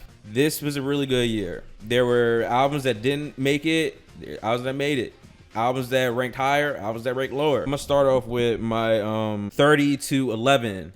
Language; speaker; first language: English; native; English